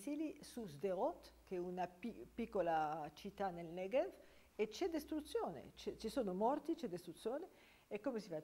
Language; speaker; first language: Italian; non-native, fluent; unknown